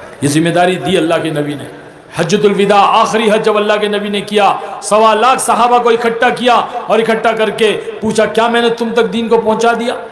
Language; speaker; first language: Urdu; native; Urdu